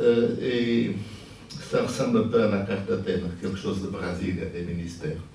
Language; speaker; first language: French; non-native, fluent; Portuguese